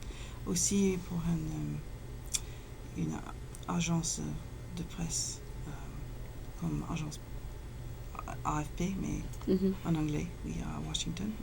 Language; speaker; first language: French; non-native, fluent; English